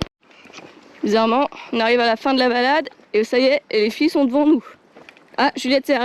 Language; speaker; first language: French; native; French